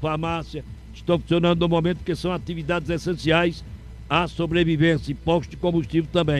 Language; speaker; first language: Portuguese; native; Portuguese